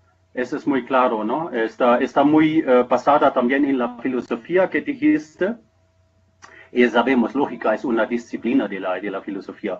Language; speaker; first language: Spanish; non-native, fluent; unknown